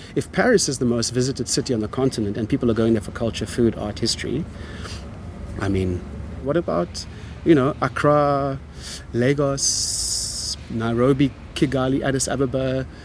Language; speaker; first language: English; native; English